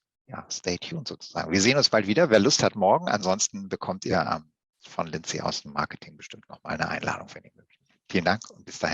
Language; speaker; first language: German; native; German